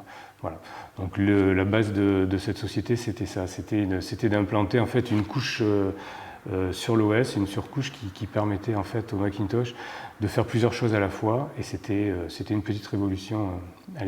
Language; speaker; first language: French; native; French